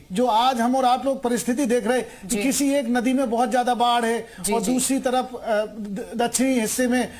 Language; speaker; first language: Hindi; native; Hindi